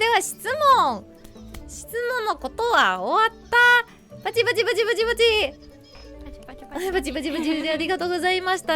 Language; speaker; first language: Japanese; non-native, learner; English